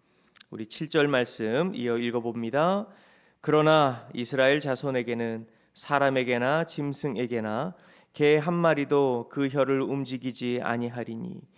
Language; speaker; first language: Korean; native; Korean